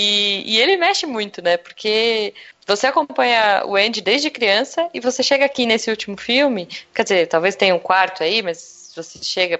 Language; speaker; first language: Portuguese; native; Portuguese